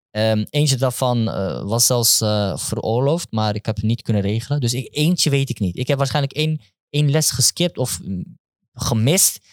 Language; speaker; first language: Dutch; early bilingual, other home language; Turkish